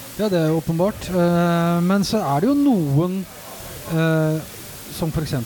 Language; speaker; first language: Norwegian; native; Norwegian